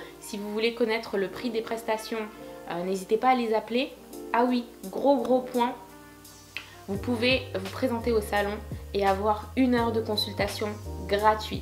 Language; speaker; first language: French; native; French